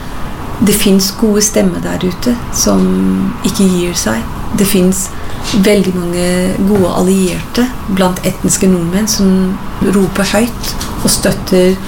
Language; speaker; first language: Norwegian; non-native, fluent; English